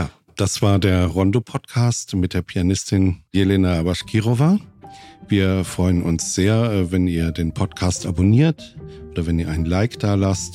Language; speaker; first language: German; native; German